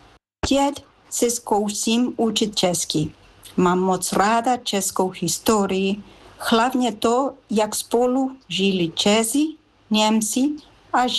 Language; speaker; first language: Czech; early bilingual, heritage; Spanish